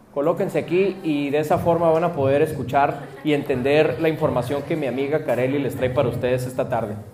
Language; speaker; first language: Spanish; early bilingual, heritage; Spanish